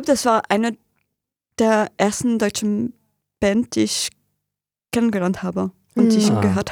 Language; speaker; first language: German; non-native, fluent; French